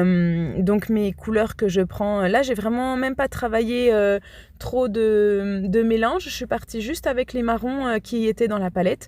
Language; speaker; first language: French; native; French